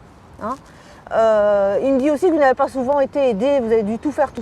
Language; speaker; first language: French; native; French